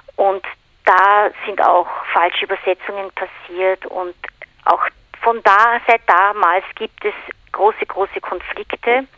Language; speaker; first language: German; native; German